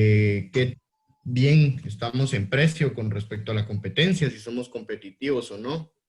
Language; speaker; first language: Spanish; native; Spanish